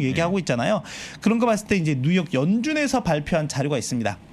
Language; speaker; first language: Korean; native; Korean